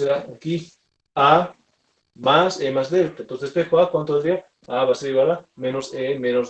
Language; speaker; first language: Spanish; native; Spanish